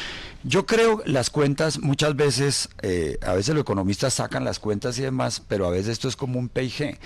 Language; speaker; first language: Spanish; native; Spanish